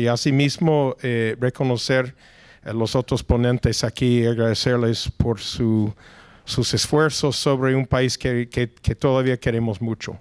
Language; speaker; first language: Spanish; non-native, fluent; English